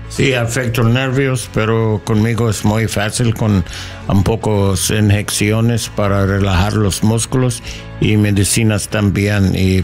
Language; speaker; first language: Spanish; non-native, learner; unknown